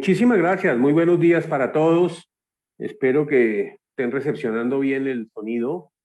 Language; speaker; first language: Spanish; native; Spanish